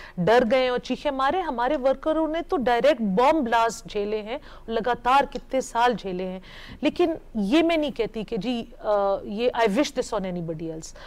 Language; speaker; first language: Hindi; native; Hindi